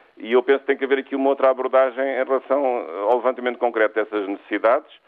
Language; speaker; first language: Portuguese; native; Portuguese